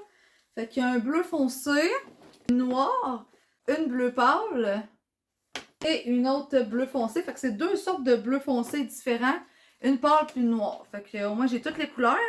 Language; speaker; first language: French; native; French